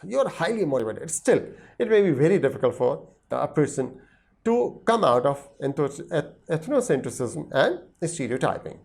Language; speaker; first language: English; non-native, local second language; Hindi